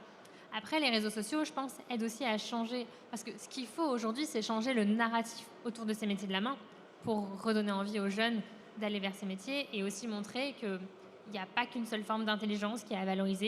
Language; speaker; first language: French; native; French